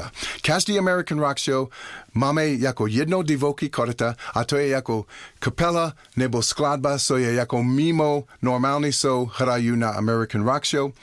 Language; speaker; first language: Czech; non-native, learner; English